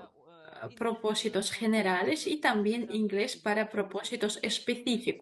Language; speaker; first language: Spanish; non-native, fluent; Russian